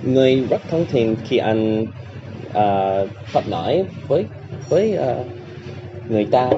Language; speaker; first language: Vietnamese; non-native, learner; English